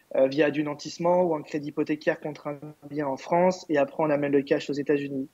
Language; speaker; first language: French; native; French